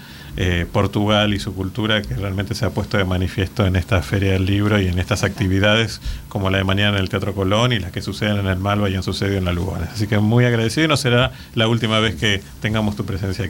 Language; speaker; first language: Spanish; native; Spanish